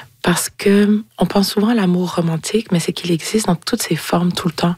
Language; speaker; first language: French; native; French